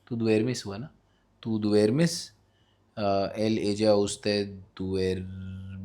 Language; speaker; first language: Spanish; non-native, learner; Hindi